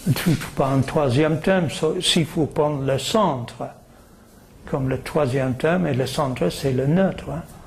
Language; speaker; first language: French; non-native, fluent; English